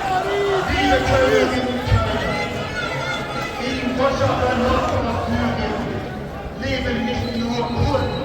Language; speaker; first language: German; non-native, fluent; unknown